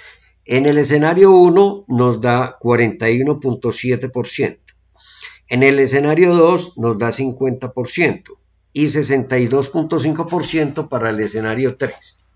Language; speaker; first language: Spanish; native; Spanish